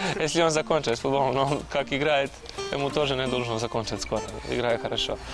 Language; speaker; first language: Russian; non-native, learner; Serbian